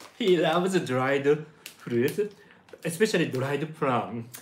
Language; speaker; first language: English; non-native, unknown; Japanese